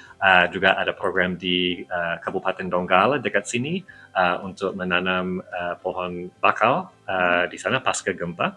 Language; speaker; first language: Indonesian; non-native, fluent; English